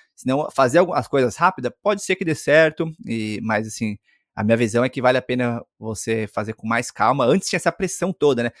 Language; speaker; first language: Portuguese; native; Portuguese